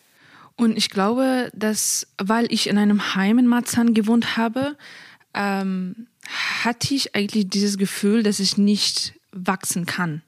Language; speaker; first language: German; non-native, fluent; Persian